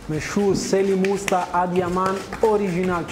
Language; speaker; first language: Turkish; non-native, learner; Italian